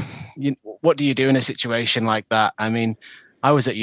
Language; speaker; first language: English; native; English